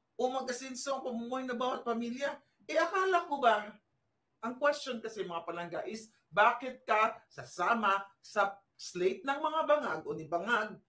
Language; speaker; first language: Filipino; non-native, local second language; Cebuano